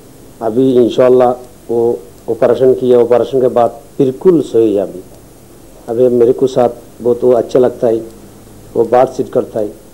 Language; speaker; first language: Hindi; non-native, learner; Bangla